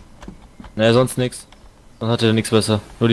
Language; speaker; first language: German; native; German